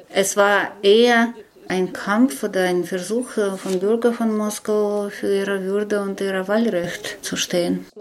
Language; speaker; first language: German; non-native, fluent; Russian